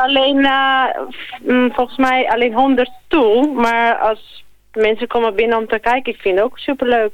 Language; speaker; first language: Dutch; non-native, learner; Italian